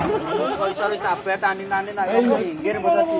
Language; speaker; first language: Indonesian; non-native, local second language; Javanese